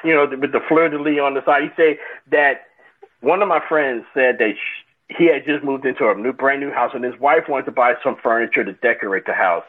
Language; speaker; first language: English; native; English